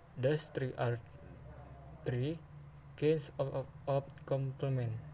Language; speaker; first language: English; non-native, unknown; Indonesian